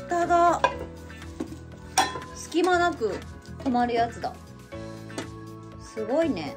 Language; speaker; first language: Japanese; native; Japanese